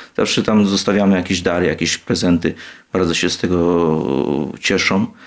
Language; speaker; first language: Polish; native; Polish